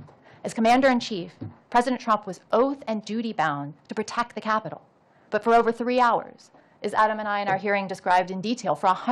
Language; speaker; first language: English; native; English